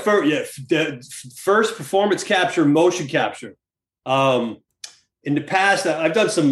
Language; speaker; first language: English; native; English